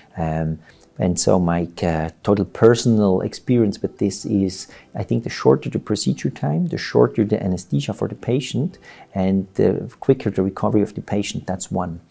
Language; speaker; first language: English; non-native, fluent; Swiss German